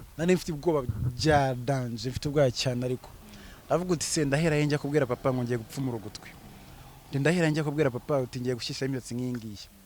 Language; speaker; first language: Kinyarwanda; early bilingual, heritage; Kinyarwanda